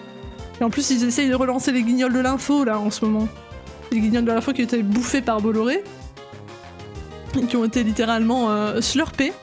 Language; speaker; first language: French; native; French